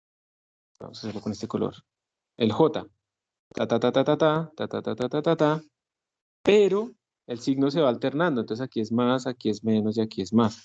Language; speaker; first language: Spanish; native; Spanish